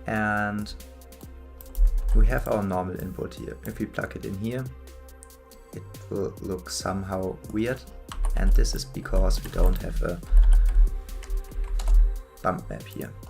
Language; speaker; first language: English; non-native, fluent; German